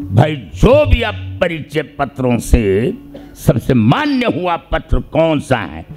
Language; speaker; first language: Hindi; non-native, local second language; Marathi